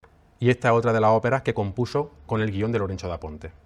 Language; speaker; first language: Spanish; native; Spanish